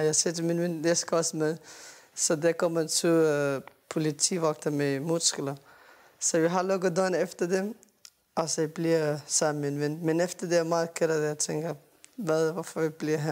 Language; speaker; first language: Danish; non-native, learner; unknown